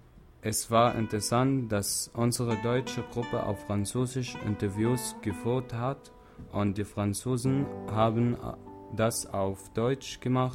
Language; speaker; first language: German; early bilingual, other home language; Arabic